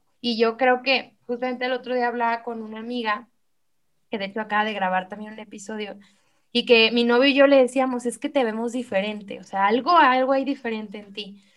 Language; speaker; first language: Spanish; native; Spanish